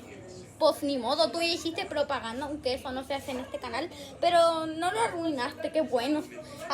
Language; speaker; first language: Spanish; native; Spanish